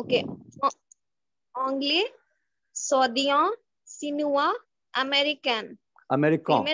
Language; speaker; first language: French; non-native, learner; Hindi